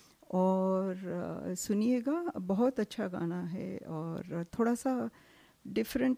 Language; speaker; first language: Hindi; non-native, local second language; Marathi